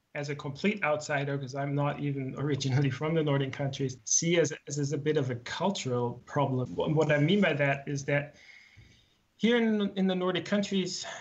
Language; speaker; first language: English; non-native, fluent; German